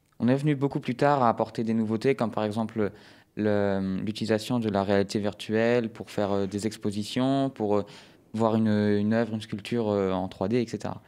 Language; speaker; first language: French; native; French